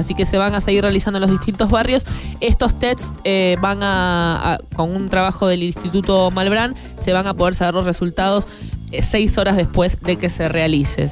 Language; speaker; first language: Spanish; native; Spanish